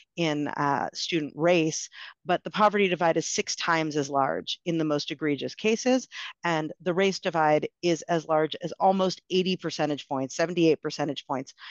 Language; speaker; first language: English; native; English